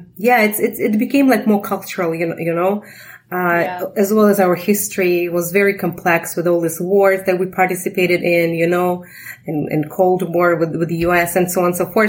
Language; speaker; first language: English; non-native, fluent; Russian